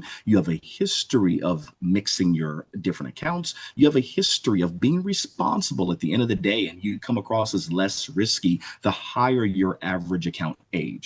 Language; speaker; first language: English; native; English